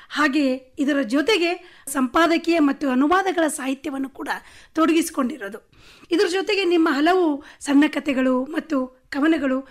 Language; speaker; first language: Kannada; native; Kannada